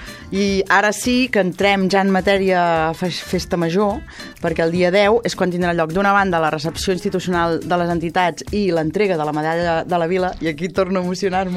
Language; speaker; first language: Catalan; native; Catalan